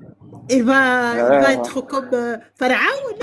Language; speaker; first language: French; non-native, local second language; Arabic